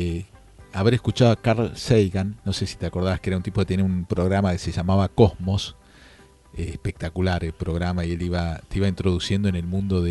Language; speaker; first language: Spanish; native; Spanish